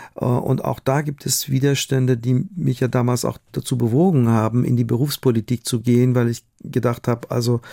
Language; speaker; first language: German; non-native, fluent; Persian